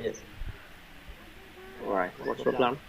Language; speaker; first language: English; non-native, learner; Vietnamese